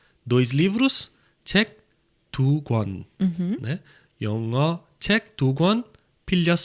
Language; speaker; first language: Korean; non-native, fluent; Portuguese